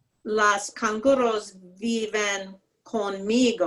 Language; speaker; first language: Spanish; non-native, learner; English